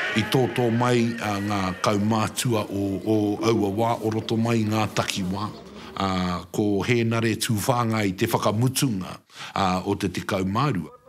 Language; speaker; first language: Māori; native; Māori